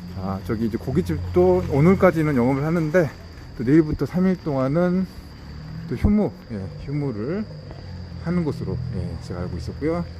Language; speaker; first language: Korean; native; Korean